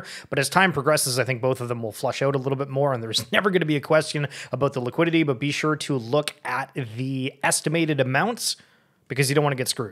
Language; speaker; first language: English; native; English